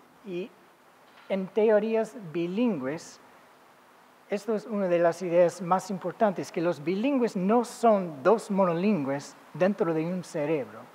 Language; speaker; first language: Spanish; non-native, fluent; English